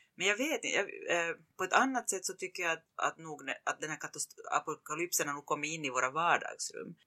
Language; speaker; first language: Swedish; native; Swedish